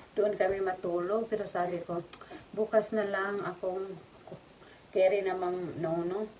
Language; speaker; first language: Filipino; non-native, local second language; Cebuano